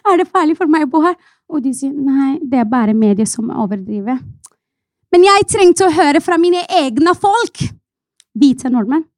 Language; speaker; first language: Norwegian; non-native, fluent; Arabic